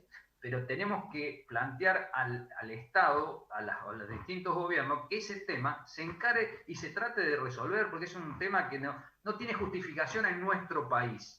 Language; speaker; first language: Spanish; native; Spanish